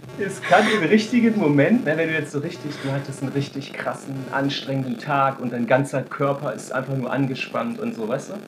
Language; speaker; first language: German; native; German